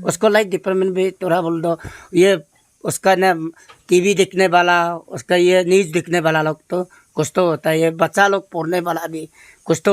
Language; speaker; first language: Hindi; non-native, local second language; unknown